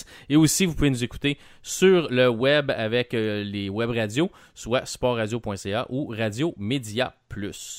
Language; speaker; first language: French; native; French